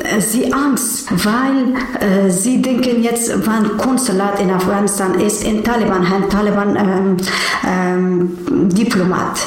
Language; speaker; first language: German; non-native, learner; Persian